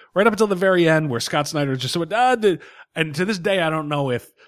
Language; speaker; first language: English; native; English